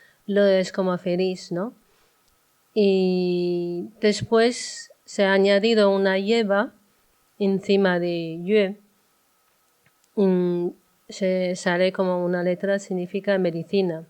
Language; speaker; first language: Spanish; non-native, learner; Chinese